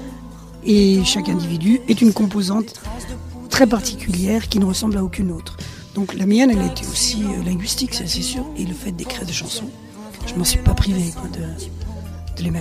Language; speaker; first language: French; early bilingual, other home language; Spanish